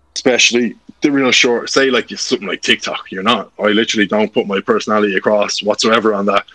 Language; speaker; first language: English; native; English